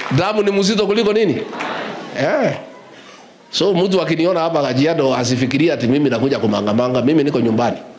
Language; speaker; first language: Swahili; non-native, local second language; Kikuyu